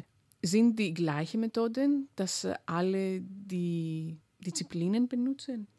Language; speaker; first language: German; non-native, fluent; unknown